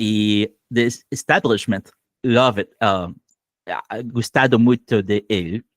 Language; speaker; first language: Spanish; non-native, learner; Portuguese